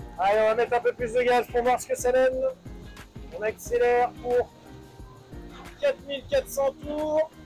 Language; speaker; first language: French; native; French